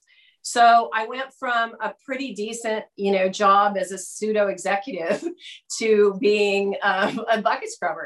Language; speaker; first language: English; native; English